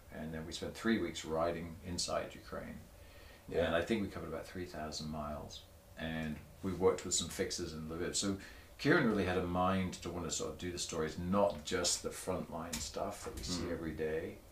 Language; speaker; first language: English; native; English